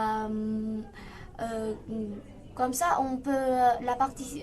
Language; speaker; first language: French; non-native, fluent; Vietnamese